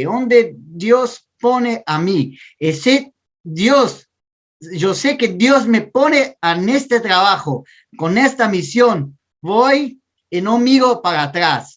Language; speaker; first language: Spanish; non-native, learner; Portuguese